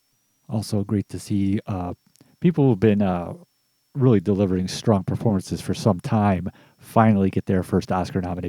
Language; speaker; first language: English; native; English